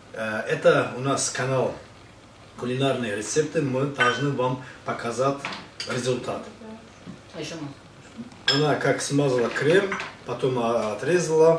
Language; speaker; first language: Russian; non-native, learner; Azerbaijani